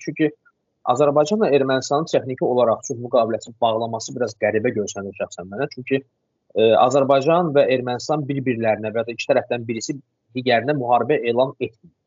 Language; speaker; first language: Azerbaijani; non-native, local second language; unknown